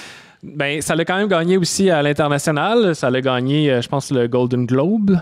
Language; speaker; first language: French; native; French